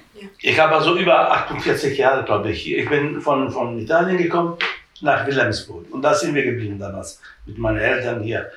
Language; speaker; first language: German; non-native, fluent; Italian